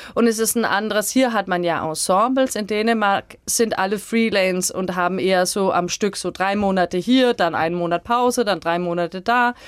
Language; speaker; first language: German; non-native, fluent; Danish